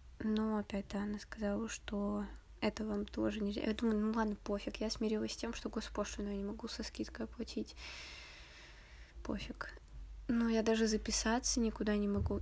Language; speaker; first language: Russian; native; Russian